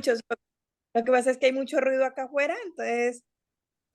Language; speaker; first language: Spanish; native; Spanish